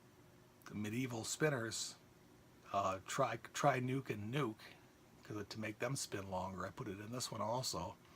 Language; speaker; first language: English; native; English